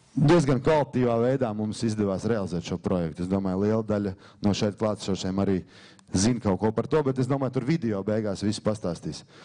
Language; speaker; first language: Latvian; native; Latvian